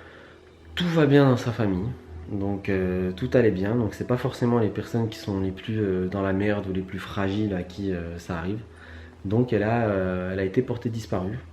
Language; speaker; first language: French; native; French